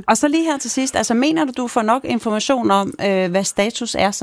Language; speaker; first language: Danish; native; Danish